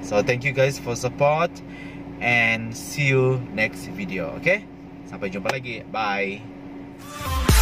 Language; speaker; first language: English; non-native, local second language; Malay